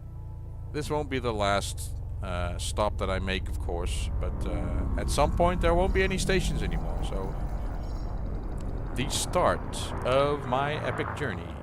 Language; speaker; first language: English; native; English